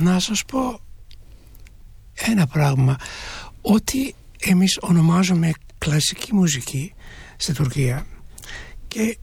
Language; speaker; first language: Greek; non-native, fluent; Turkish